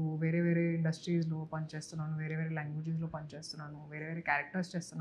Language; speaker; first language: Telugu; non-native, local second language; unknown